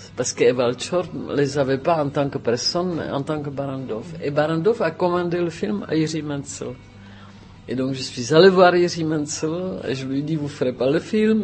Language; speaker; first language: French; non-native, fluent; Czech